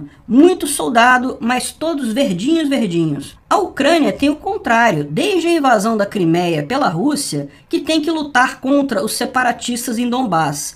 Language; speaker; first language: Portuguese; native; Portuguese